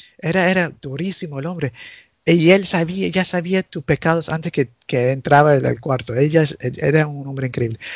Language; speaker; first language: Spanish; early bilingual, heritage; Spanish